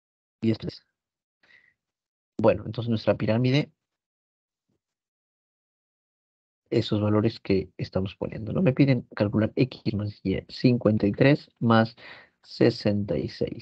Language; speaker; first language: Spanish; native; Spanish